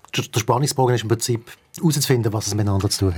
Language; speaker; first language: German; native; German